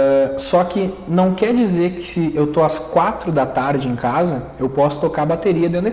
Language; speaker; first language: Portuguese; native; Portuguese